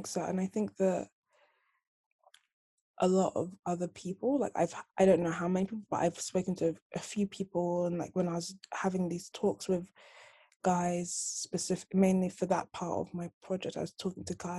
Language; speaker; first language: English; native; English